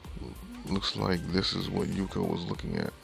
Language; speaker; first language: English; native; English